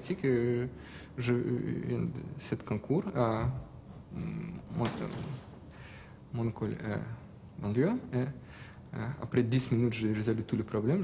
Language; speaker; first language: French; non-native, learner; Russian